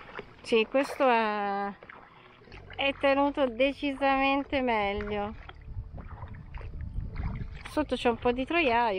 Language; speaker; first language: Italian; native; Italian